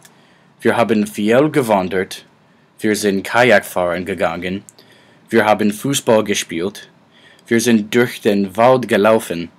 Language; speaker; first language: German; non-native, learner; English